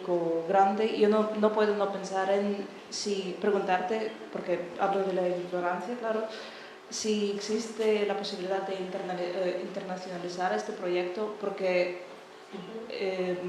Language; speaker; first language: Spanish; non-native, fluent; Russian